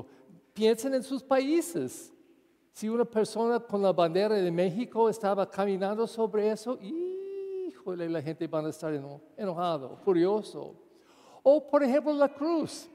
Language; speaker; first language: Spanish; non-native, fluent; English